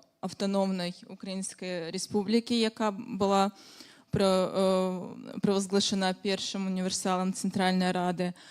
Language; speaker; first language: Ukrainian; non-native, fluent; Russian